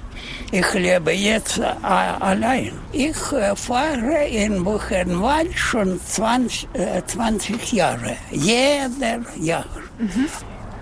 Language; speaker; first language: German; non-native, learner; Russian